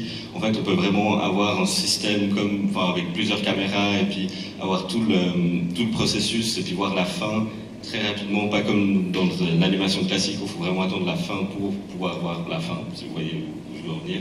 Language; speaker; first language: French; native; French